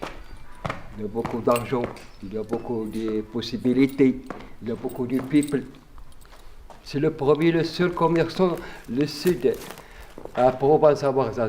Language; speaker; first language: French; non-native, learner; Arabic